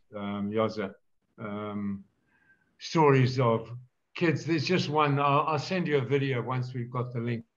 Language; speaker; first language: English; native; English